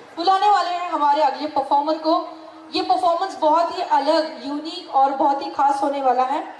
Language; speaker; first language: Hindi; non-native, local second language; Marathi